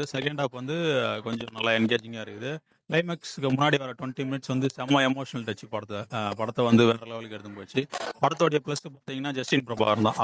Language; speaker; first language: Tamil; native; Tamil